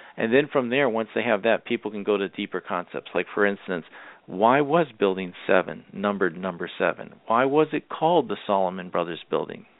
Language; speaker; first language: English; native; English